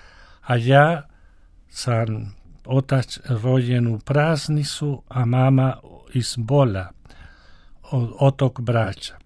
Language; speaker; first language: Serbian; early bilingual, heritage; Spanish